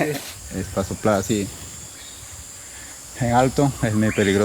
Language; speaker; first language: Spanish; non-native, local second language; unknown